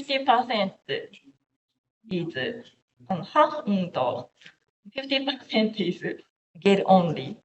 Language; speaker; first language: English; non-native, learner; Japanese